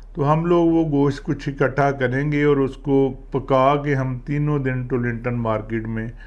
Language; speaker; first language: Urdu; non-native, local second language; Punjabi